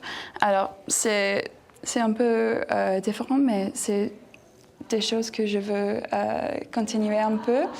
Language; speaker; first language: French; non-native, learner; English